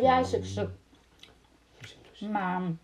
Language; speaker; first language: Korean; non-native, learner; Vietnamese